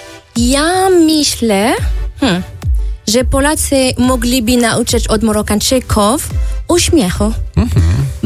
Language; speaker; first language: Polish; non-native, learner; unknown